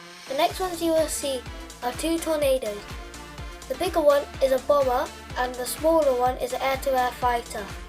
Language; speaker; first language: English; native; English